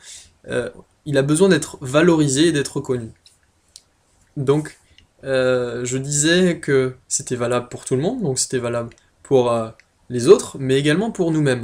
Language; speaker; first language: French; native; French